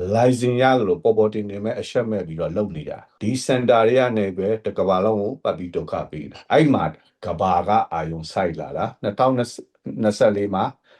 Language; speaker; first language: Burmese; native; Burmese